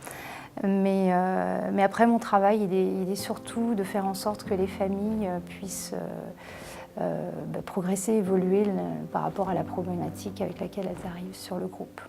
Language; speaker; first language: French; native; French